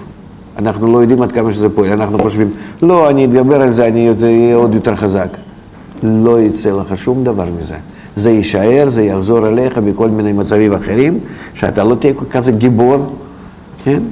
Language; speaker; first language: Hebrew; non-native, fluent; Russian